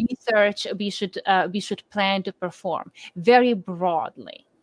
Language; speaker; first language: English; non-native, fluent; Lithuanian